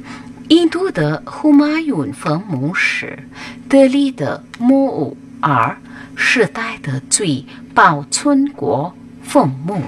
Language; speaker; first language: Chinese; non-native, fluent; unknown